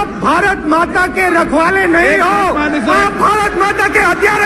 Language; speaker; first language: Hindi; native; Hindi